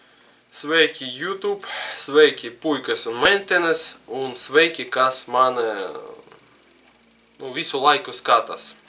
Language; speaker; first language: Latvian; non-native, learner; Russian